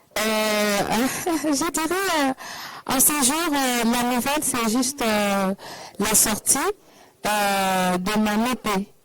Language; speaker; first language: French; non-native, local second language; Lingala